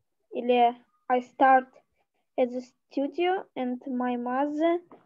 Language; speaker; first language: English; non-native, learner; Russian